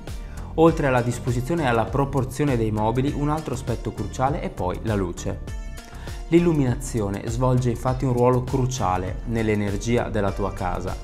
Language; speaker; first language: Italian; native; Italian